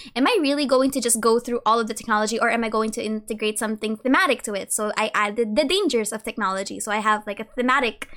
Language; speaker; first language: English; native; English